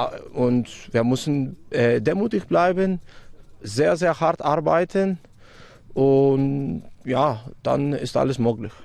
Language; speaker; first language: German; non-native, fluent; Greek